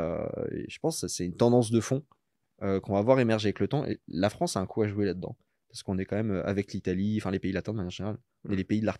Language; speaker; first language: French; native; French